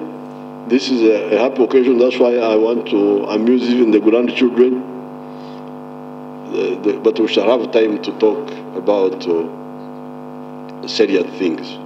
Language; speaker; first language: English; non-native, local second language; Nyankole